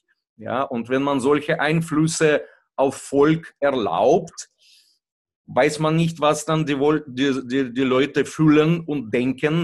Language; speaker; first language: German; non-native, fluent; Russian